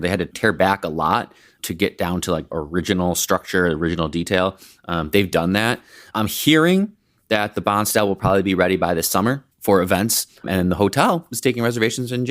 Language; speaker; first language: English; native; English